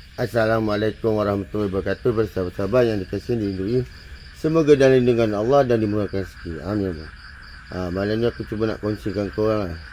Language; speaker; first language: Malay; native; Malay